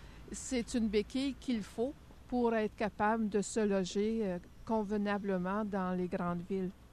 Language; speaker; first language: French; native; French